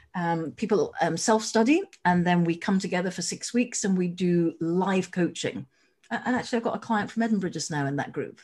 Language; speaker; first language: English; native; English